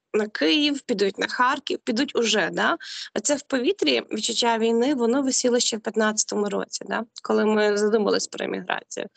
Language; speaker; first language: Ukrainian; native; Ukrainian